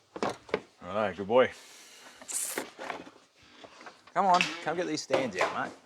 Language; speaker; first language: English; native; English